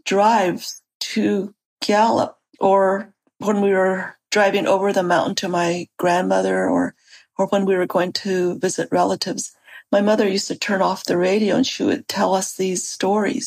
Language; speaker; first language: English; early bilingual, other home language; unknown